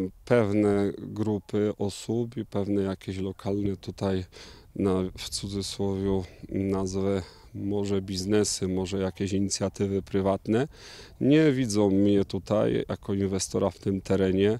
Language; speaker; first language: Polish; native; Polish